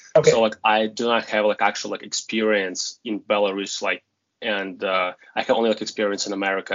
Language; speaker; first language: English; non-native, fluent; Russian